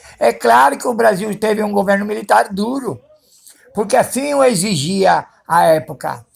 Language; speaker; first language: Portuguese; early bilingual, other home language; Spanish